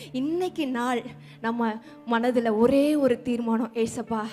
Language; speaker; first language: Tamil; native; Tamil